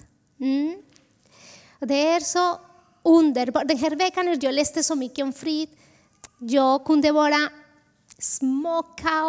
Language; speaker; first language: Swedish; non-native, fluent; Spanish